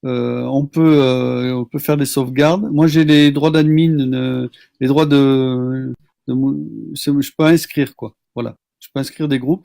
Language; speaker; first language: French; native; French